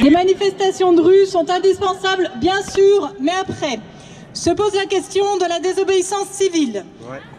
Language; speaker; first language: French; native; French